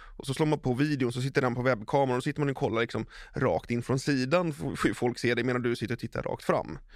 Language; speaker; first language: Swedish; native; Swedish